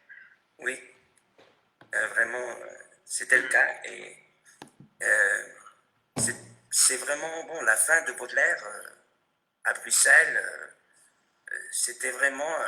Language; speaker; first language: French; non-native, fluent; Spanish